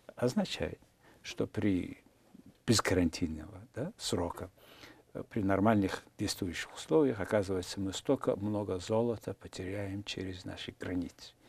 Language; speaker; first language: Russian; non-native, fluent; Mongolian